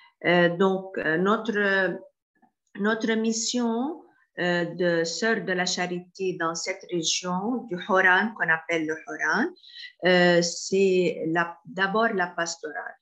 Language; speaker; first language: French; non-native, fluent; Arabic